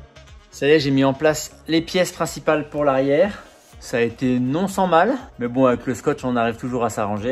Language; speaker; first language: French; native; French